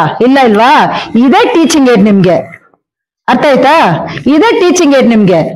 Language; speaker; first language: Kannada; non-native, local second language; Tamil